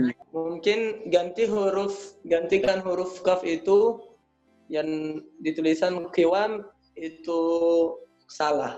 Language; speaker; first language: Indonesian; non-native, learner; Arabic